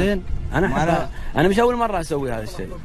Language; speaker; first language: Arabic; native; Arabic